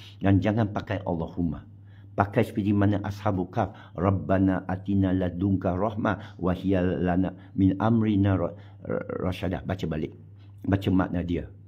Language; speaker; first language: Malay; non-native, local second language; Chinese